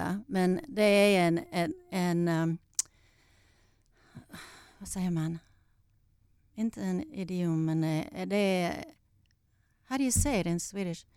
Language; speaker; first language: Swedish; non-native, fluent; English